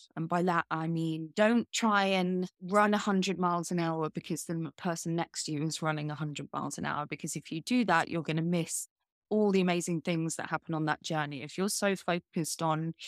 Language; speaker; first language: English; native; English